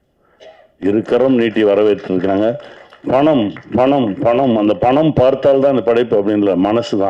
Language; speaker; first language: Tamil; native; Tamil